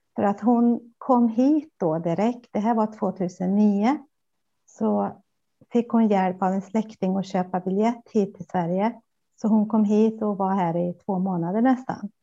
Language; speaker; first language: Swedish; early bilingual, other home language; Spanish